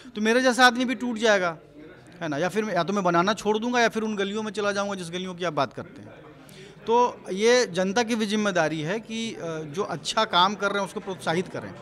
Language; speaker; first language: Hindi; native; Hindi